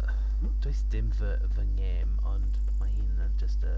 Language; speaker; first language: Welsh; non-native, learner; English